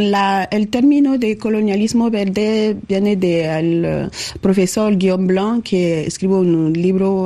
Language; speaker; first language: Spanish; non-native, learner; French